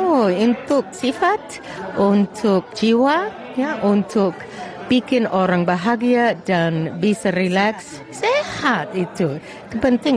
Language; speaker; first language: Indonesian; non-native, fluent; English